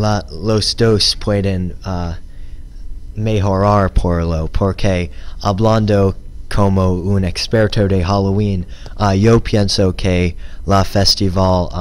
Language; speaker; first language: Spanish; non-native, learner; English